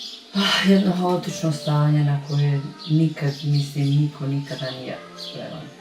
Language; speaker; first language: Bosnian; native; Bosnian